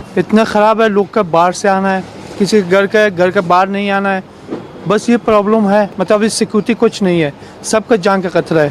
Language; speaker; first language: Hindi; non-native, learner; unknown